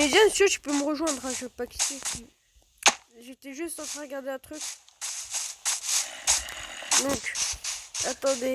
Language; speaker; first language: French; native; French